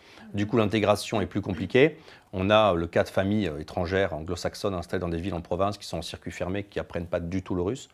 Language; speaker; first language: French; native; French